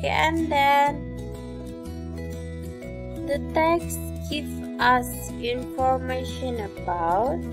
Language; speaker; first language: English; non-native, fluent; Indonesian